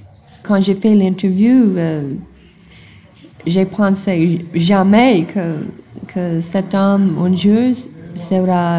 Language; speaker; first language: French; non-native, learner; English